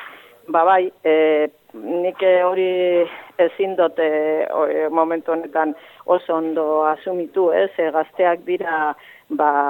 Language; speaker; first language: Basque; native; Basque